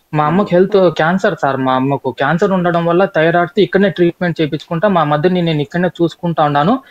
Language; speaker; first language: Telugu; native; Telugu